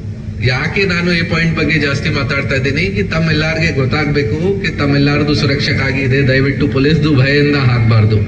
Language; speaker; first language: Kannada; non-native, learner; Hindi